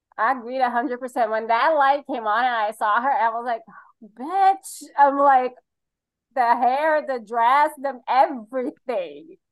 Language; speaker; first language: English; non-native, fluent; Portuguese